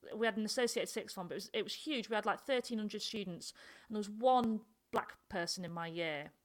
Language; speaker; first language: English; native; English